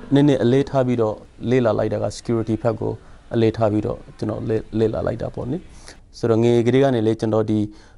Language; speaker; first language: Burmese; native; Burmese